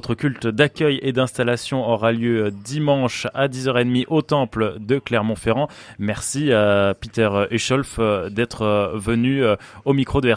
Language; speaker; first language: French; native; French